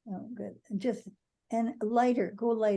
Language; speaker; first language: English; native; English